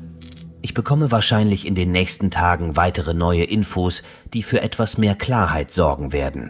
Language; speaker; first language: German; native; German